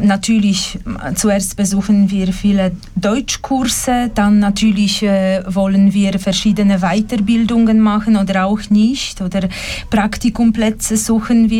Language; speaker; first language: German; non-native, fluent; Polish